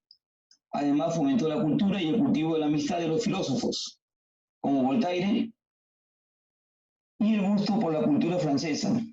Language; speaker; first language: Spanish; native; Spanish